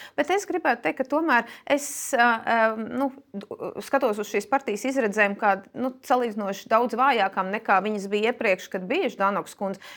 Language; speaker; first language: Latvian; native; Latvian